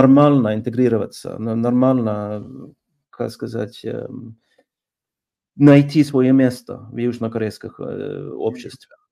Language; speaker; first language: Russian; non-native, fluent; Norwegian